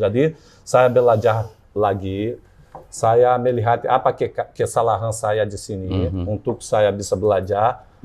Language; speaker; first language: Indonesian; non-native, fluent; Portuguese